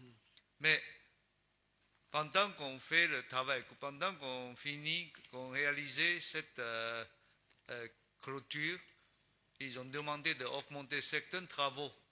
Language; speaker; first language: French; non-native, learner; Chinese